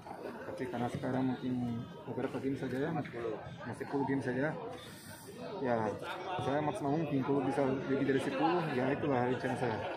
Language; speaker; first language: Indonesian; non-native, fluent; Portuguese